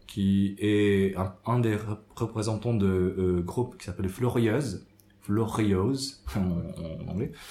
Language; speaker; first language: French; non-native, fluent; Japanese